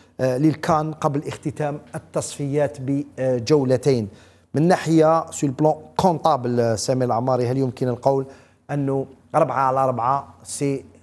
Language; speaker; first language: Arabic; native; Arabic